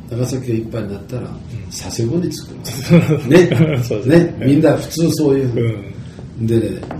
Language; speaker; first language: Japanese; native; Japanese